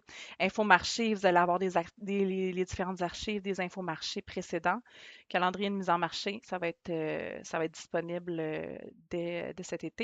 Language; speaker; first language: French; native; French